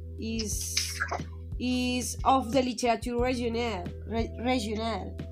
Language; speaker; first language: English; non-native, learner; Spanish